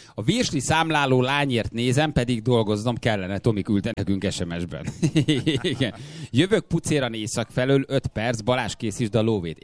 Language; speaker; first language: Hungarian; native; Hungarian